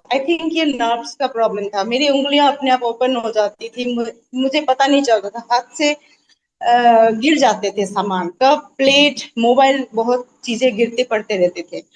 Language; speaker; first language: Hindi; non-native, local second language; Assamese